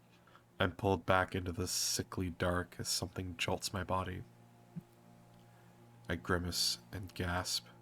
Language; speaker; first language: English; native; English